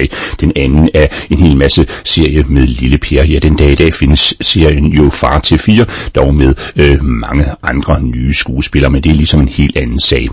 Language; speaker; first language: Danish; native; Danish